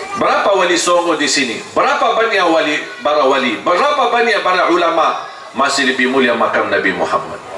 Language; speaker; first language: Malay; non-native, fluent; Arabic